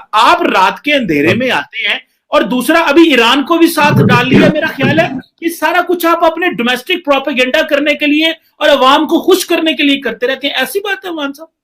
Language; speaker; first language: Urdu; non-native, local second language; Punjabi